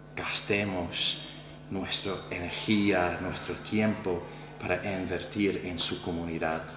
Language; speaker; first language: Spanish; non-native, fluent; English